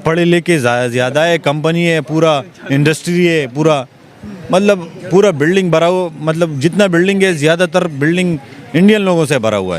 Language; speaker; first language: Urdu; non-native, local second language; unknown